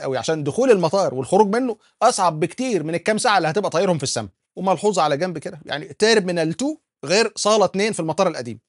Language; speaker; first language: Arabic; native; Arabic